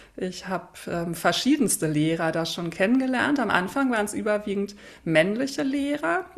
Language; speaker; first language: German; native; German